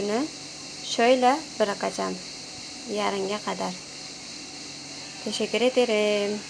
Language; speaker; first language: Turkish; non-native, learner; Uzbek